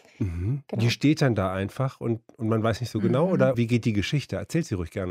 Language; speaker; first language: German; native; German